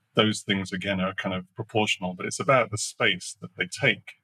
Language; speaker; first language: English; native; English